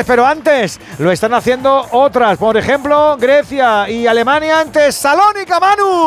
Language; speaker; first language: Spanish; native; Spanish